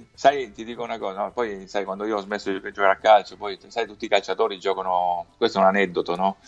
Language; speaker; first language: Italian; native; Italian